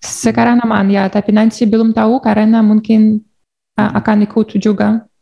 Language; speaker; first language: Indonesian; non-native, learner; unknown